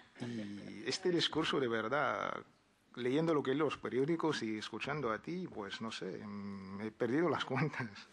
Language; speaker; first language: Spanish; non-native, fluent; Arabic